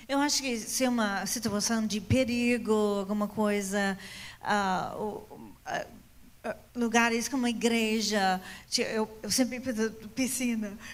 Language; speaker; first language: Portuguese; non-native, fluent; English